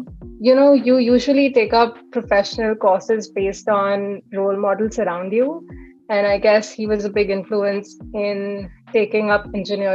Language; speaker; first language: English; non-native, local second language; Hindi